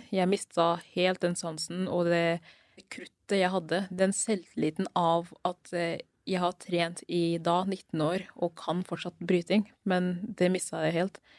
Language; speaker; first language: Norwegian; early bilingual, other home language; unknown